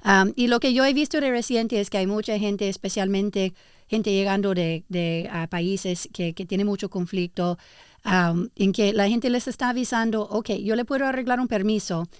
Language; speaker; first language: Spanish; early bilingual, heritage; English